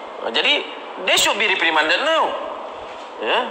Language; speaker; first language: English; non-native, local second language; Malay